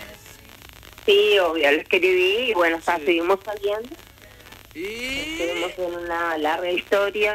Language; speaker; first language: Spanish; native; Spanish